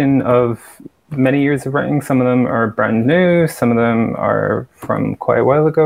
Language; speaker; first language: English; native; English